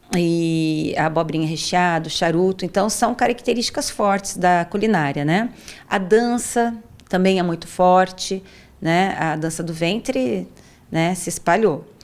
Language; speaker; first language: Portuguese; early bilingual, other home language; Arabic